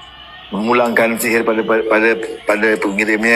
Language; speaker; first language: Malay; native; Malay